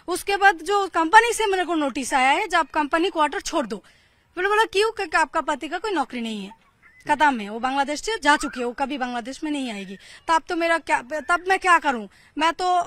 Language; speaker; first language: Hindi; non-native, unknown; Bangla